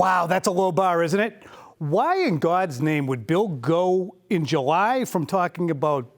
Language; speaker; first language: English; native; English